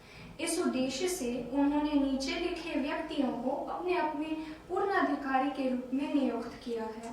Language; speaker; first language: Hindi; non-native, fluent; Romanian